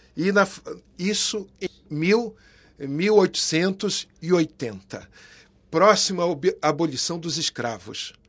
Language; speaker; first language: Portuguese; native; Portuguese